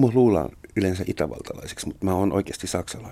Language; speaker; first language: Finnish; native; Finnish